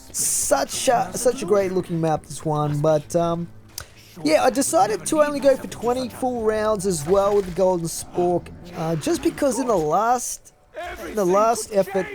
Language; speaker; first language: English; native; English